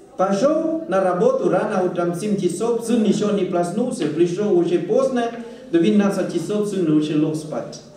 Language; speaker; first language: Russian; non-native, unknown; Thai